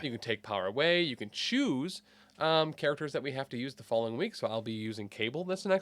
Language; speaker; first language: English; native; English